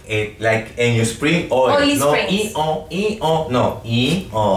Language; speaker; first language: English; non-native, learner; Spanish